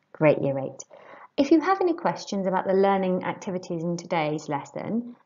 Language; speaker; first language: English; native; English